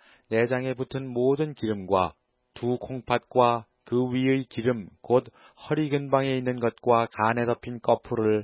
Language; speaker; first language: Korean; native; Korean